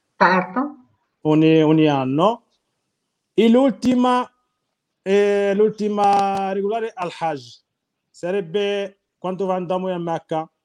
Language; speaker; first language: Italian; non-native, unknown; Arabic